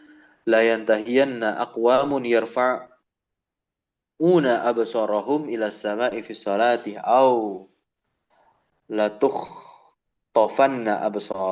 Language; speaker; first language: Arabic; non-native, fluent; Indonesian